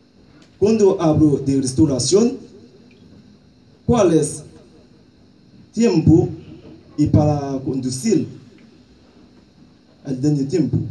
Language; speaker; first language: Spanish; non-native, learner; Haitian Creole